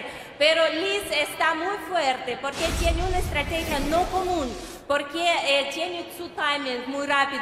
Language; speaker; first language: Spanish; non-native, fluent; Russian